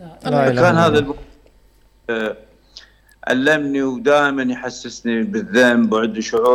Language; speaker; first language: Arabic; native; Arabic